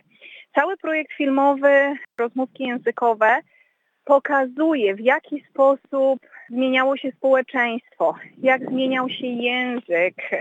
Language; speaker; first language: Polish; native; Polish